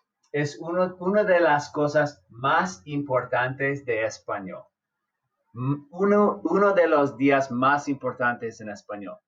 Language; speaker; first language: Spanish; non-native, fluent; English